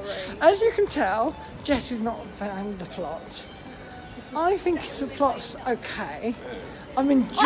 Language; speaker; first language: English; native; English